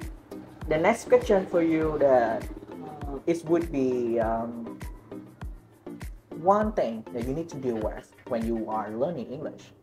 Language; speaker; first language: English; non-native, learner; Vietnamese